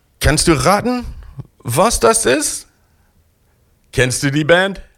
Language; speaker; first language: German; non-native, learner; English